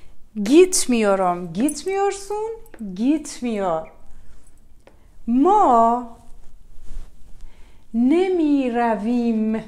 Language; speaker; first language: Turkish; non-native, learner; Persian